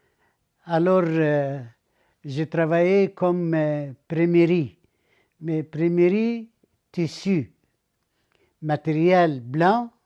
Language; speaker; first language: French; non-native, learner; Arabic